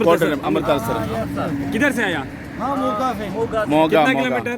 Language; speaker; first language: Hindi; non-native, local second language; Malayalam